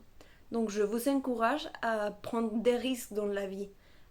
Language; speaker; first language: French; non-native, fluent; Spanish